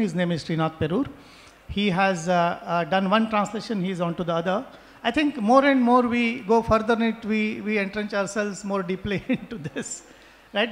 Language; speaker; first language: English; non-native, local second language; Konkani